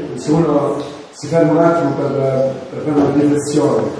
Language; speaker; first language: Italian; native; Italian